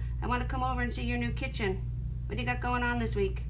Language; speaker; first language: English; native; English